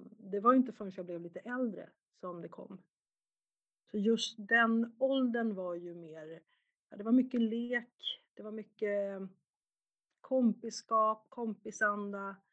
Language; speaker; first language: Swedish; early bilingual, other home language; Arabic